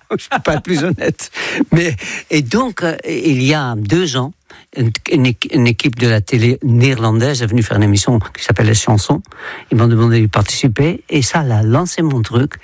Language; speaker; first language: French; non-native, fluent; Dutch